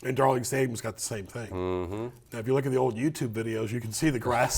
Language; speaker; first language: English; native; English